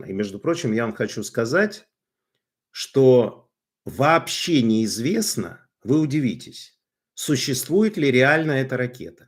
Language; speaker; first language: Russian; native; Russian